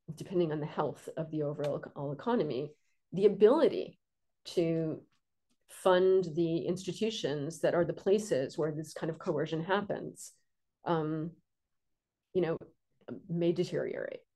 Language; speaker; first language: English; native; English